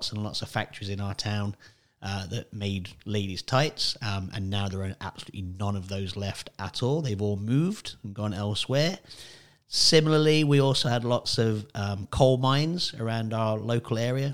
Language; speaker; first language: English; native; English